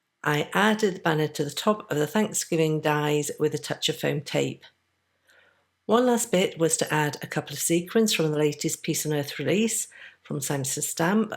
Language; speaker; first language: English; native; English